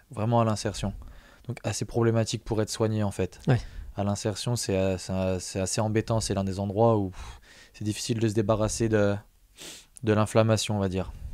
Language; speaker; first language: French; native; French